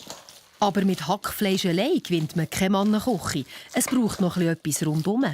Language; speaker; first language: German; native; German